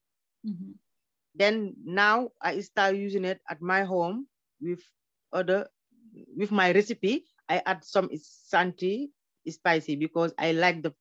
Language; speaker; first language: English; non-native, learner; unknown